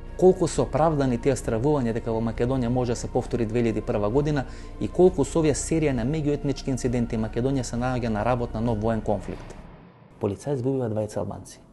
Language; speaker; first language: Macedonian; non-native, local second language; Albanian